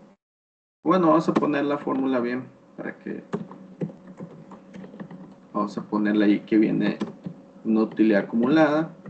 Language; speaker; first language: Spanish; native; Spanish